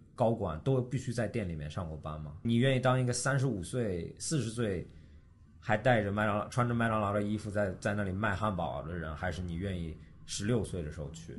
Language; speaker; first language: Chinese; early bilingual, heritage; Chinese